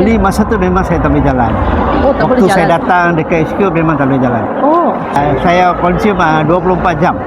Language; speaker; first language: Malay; non-native, local second language; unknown